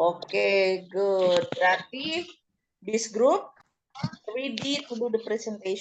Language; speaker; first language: English; non-native, fluent; Indonesian